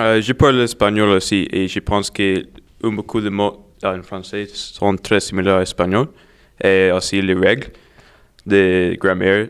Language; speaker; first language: French; non-native, learner; English